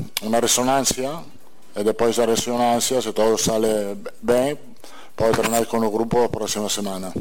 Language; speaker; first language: Portuguese; non-native, learner; Italian